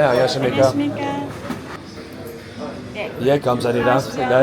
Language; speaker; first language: Korean; non-native, learner; Dutch